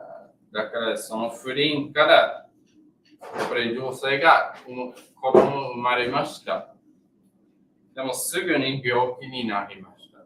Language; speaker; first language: Japanese; non-native, learner; English